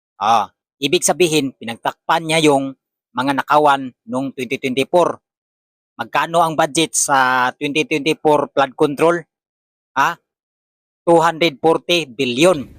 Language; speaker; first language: Filipino; native; Filipino